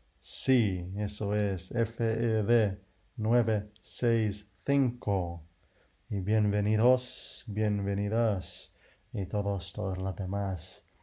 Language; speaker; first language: Spanish; non-native, fluent; English